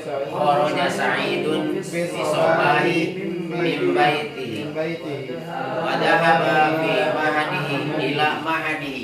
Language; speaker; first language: Arabic; non-native, learner; Indonesian